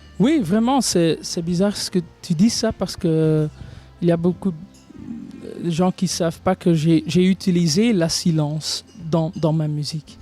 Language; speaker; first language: French; non-native, local second language; Dutch